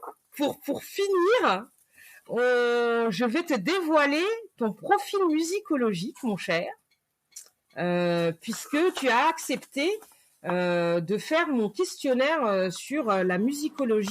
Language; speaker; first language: French; native; French